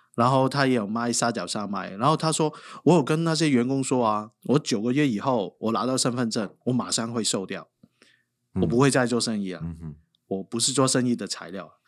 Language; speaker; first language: Chinese; non-native, local second language; Cantonese